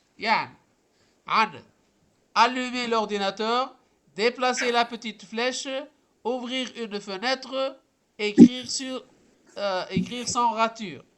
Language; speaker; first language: French; non-native, local second language; Arabic